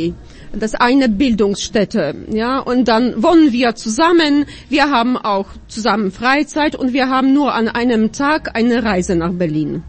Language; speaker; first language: German; non-native, fluent; Polish